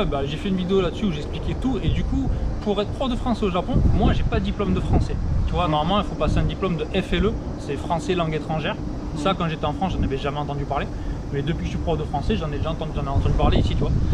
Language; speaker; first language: French; native; French